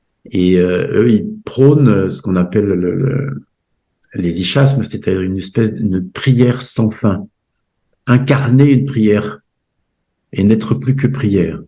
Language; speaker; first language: French; native; French